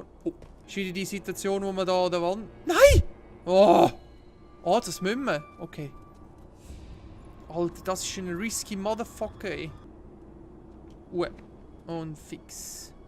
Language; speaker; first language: German; native; German